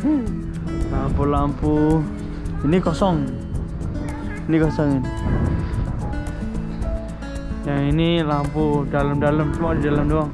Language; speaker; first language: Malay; non-native, local second language; Javanese